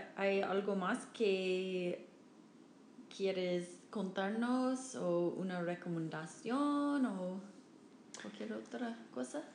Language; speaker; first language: Spanish; non-native, learner; English